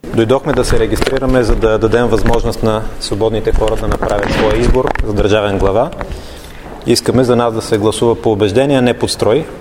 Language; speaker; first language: Bulgarian; native; Bulgarian